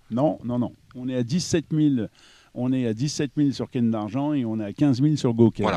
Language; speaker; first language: French; native; French